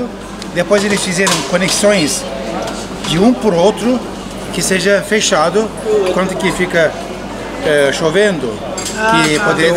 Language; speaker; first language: Portuguese; non-native, learner; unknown